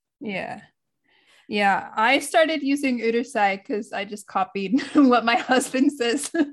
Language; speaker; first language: English; native; English